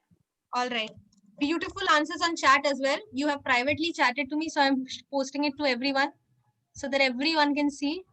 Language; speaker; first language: English; non-native, local second language; Hindi